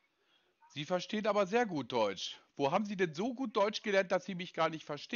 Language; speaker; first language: German; native; German